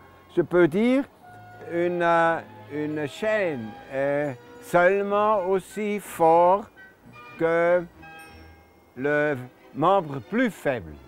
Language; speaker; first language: French; non-native, local second language; German